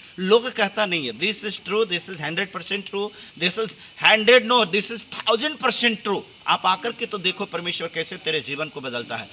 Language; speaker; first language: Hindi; native; Hindi